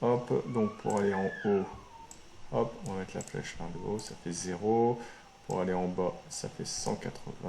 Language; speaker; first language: French; native; French